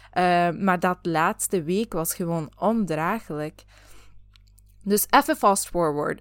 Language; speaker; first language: Dutch; native; Dutch